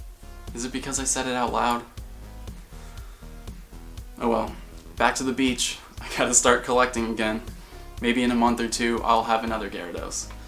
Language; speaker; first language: English; native; English